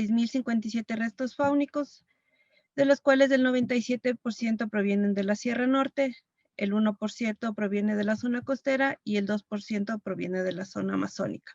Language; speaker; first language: Spanish; native; Spanish